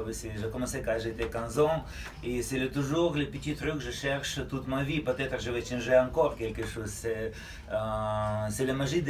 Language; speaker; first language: French; non-native, learner; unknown